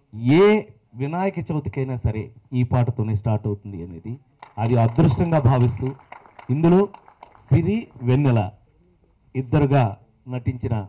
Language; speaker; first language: Telugu; native; Telugu